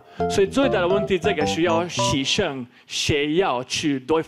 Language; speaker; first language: Chinese; non-native, fluent; Slovak